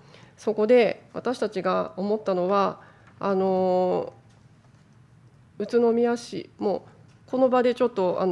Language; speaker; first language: Japanese; native; Japanese